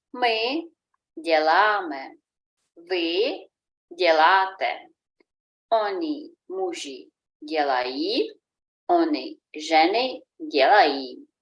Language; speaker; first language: Czech; non-native, fluent; Ukrainian